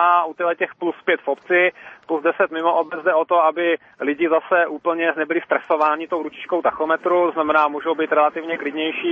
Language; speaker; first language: Czech; native; Czech